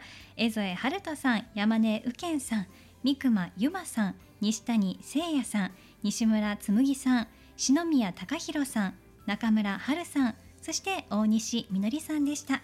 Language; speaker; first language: Japanese; native; Japanese